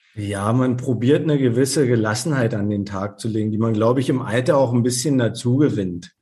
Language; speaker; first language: German; native; German